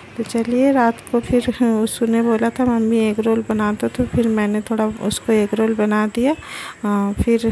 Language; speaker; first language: Hindi; non-native, local second language; Bangla